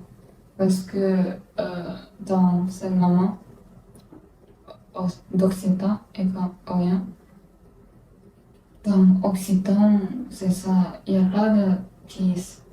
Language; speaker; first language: French; non-native, learner; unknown